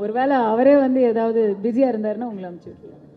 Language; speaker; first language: Tamil; native; Tamil